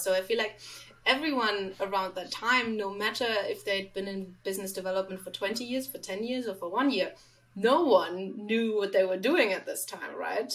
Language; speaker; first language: English; non-native, fluent; German